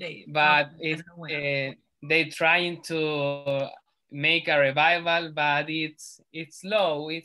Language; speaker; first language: English; non-native, learner; Spanish